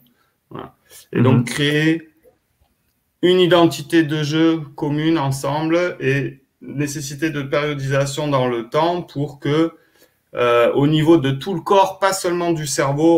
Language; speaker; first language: French; native; French